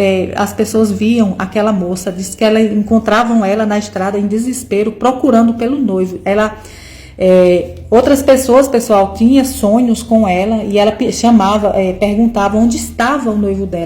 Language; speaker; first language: Portuguese; native; Portuguese